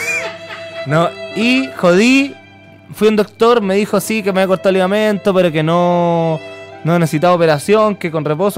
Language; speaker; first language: Spanish; native; Spanish